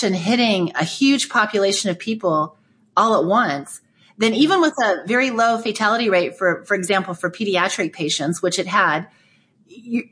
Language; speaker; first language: English; native; English